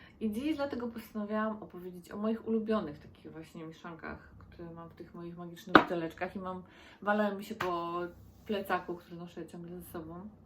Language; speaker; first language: Polish; native; Polish